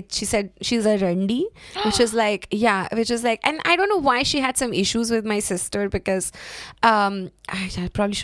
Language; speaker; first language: English; non-native, local second language; Hindi